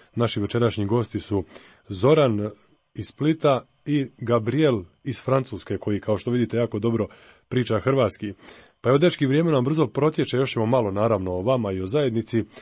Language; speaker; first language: Croatian; native; Croatian